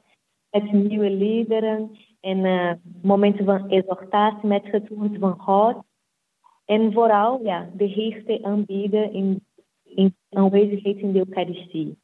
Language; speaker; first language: Dutch; non-native, fluent; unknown